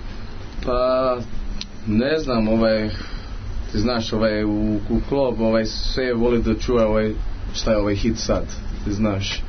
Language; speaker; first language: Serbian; early bilingual, heritage; Serbian